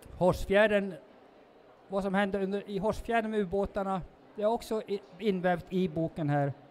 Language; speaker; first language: Swedish; non-native, local second language; Northern Sami